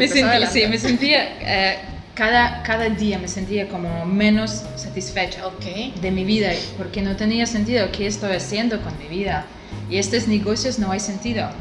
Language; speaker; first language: Spanish; non-native, learner; Russian